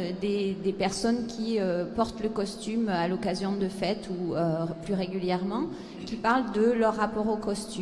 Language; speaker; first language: French; native; French